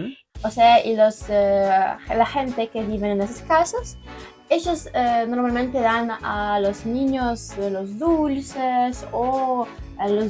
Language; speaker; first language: Spanish; non-native, learner; Ukrainian